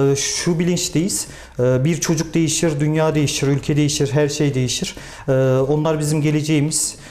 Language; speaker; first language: Turkish; native; Turkish